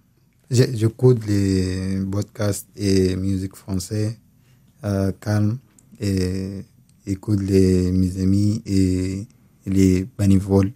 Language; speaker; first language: French; non-native, learner; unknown